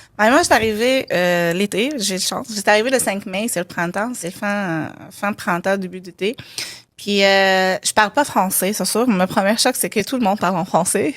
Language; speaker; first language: French; non-native, local second language; Arabic